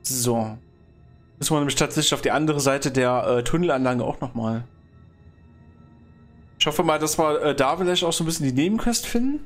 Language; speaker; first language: German; native; German